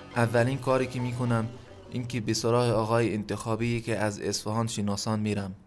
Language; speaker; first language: Persian; non-native, fluent; Arabic